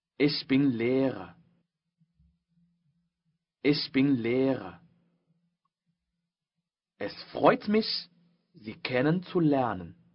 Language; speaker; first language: German; non-native, learner; Chinese